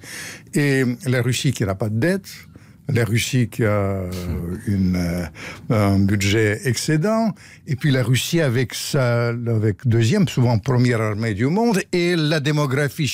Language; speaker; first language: French; non-native, fluent; Russian